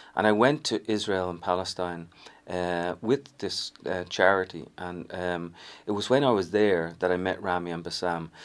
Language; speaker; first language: English; native; English